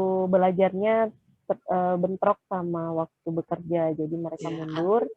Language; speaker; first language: Indonesian; native; Indonesian